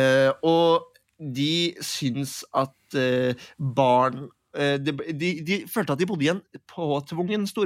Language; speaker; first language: Norwegian; native; Norwegian